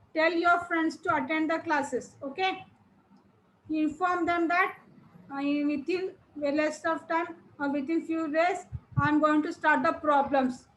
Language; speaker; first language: English; non-native, local second language; Kannada